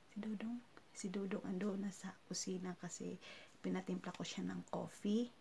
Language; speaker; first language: Filipino; non-native, local second language; Cebuano